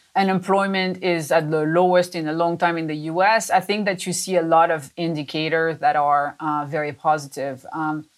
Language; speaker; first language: English; non-native, fluent; French